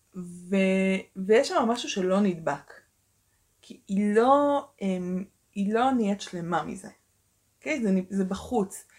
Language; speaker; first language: Hebrew; early bilingual, other home language; Russian